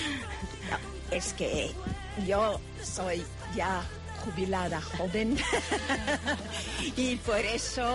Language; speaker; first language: Spanish; non-native, learner; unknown